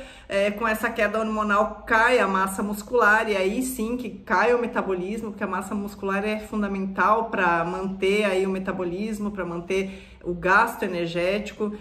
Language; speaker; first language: Portuguese; native; Portuguese